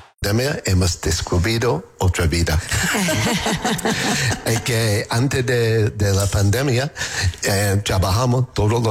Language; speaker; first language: Spanish; non-native, learner; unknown